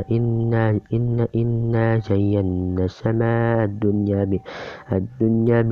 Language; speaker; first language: Arabic; non-native, learner; Indonesian